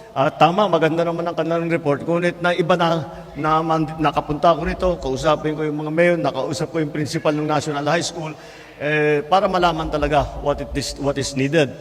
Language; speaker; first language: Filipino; native; Filipino